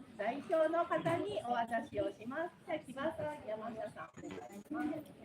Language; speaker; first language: Japanese; native; Japanese